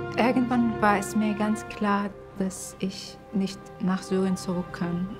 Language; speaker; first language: German; non-native, fluent; Arabic